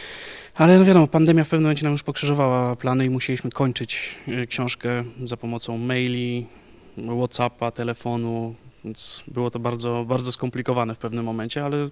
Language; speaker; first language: Polish; native; Polish